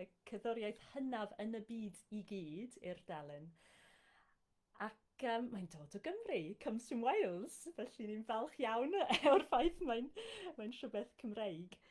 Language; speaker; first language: Welsh; non-native, fluent; English